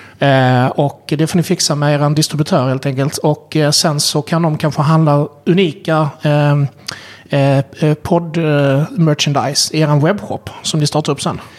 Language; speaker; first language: Swedish; native; Swedish